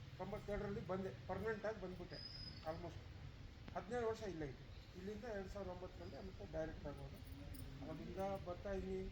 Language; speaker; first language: Kannada; native; Kannada